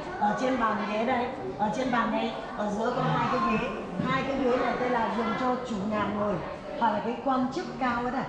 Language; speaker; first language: Vietnamese; non-native, fluent; Chinese